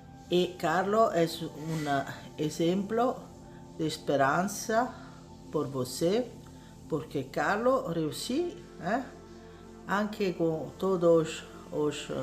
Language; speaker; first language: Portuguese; non-native, learner; Italian